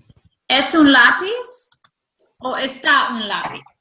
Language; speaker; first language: Spanish; non-native, fluent; English